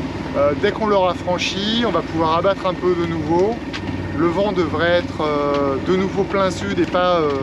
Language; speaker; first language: French; native; French